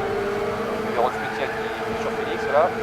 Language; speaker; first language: French; native; French